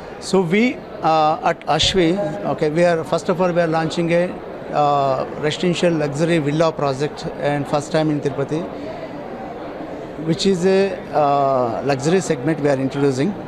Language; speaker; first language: English; non-native, local second language; Telugu